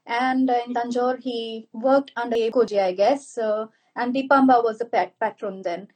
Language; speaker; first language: English; non-native, local second language; Marathi